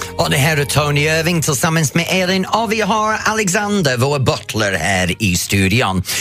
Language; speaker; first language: Swedish; non-native, fluent; English